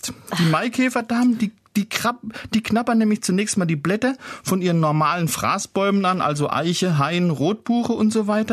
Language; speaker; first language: German; native; German